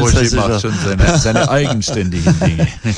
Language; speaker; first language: German; native; German